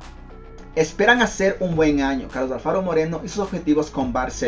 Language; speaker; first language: Spanish; native; Spanish